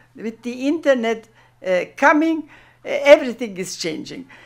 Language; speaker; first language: English; non-native, fluent; German